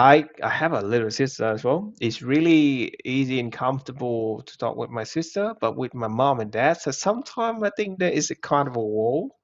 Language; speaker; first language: English; non-native, fluent; Vietnamese